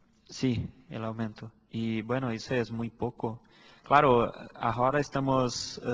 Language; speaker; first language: Spanish; non-native, fluent; Portuguese